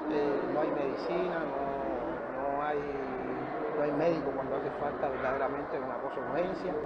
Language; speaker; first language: Spanish; native; Spanish